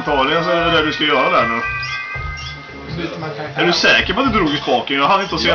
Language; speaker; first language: Swedish; native; Swedish